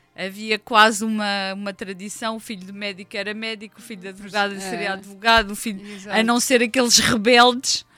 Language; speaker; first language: Portuguese; early bilingual, heritage; Portuguese